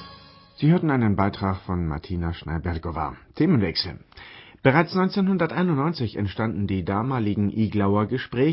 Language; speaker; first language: German; native; German